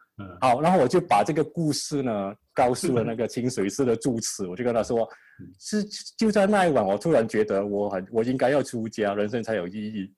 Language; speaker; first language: Chinese; native; Chinese